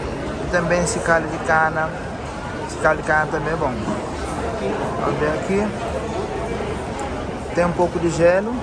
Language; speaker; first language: Portuguese; non-native, learner; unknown